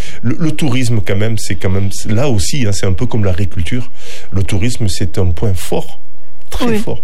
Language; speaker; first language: French; native; French